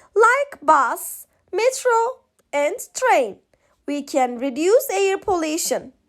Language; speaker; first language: English; non-native, fluent; Turkish